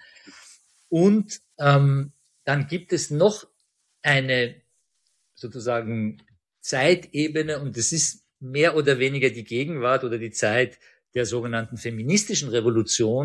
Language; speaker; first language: German; early bilingual, other home language; Persian